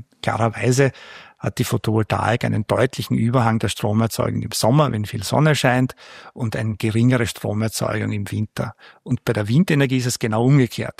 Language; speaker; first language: German; native; German